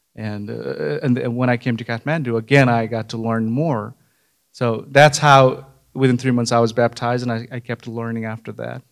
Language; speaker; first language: English; non-native, local second language; Nepali